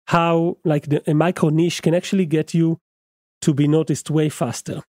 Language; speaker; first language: English; non-native, fluent; Hebrew